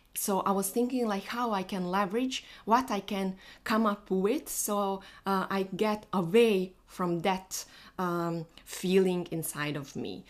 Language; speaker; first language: English; non-native, fluent; Bosnian